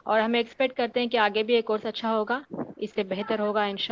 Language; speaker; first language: Hindi; native; Hindi